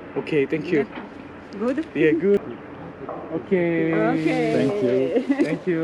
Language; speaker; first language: English; non-native, learner; Korean